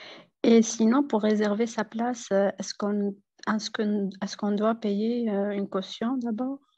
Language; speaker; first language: French; non-native, fluent; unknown